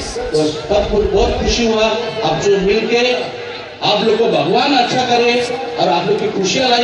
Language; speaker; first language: Hindi; non-native, local second language; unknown